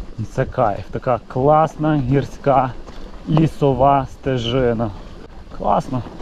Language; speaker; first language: Ukrainian; native; Ukrainian